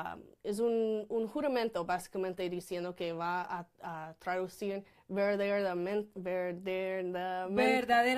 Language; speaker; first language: Spanish; non-native, fluent; English